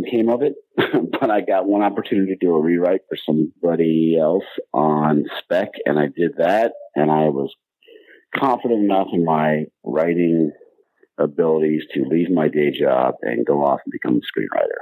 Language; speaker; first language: English; native; English